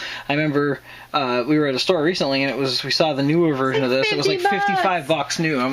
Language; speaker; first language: English; native; English